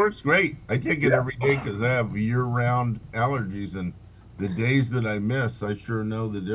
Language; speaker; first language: English; native; English